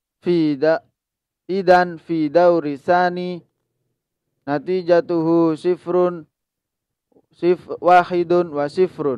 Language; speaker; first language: Arabic; non-native, learner; Indonesian